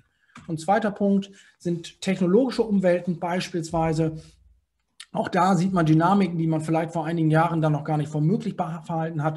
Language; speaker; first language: German; native; German